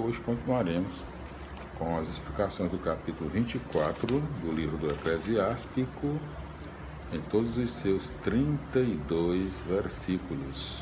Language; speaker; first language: Portuguese; native; Portuguese